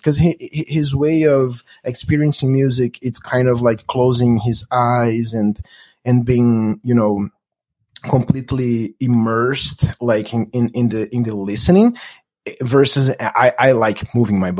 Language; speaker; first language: English; non-native, fluent; Portuguese